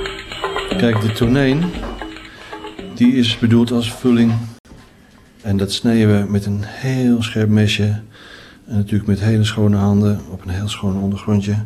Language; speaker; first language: Dutch; native; Dutch